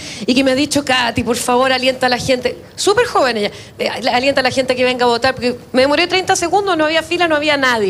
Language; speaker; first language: Spanish; native; Spanish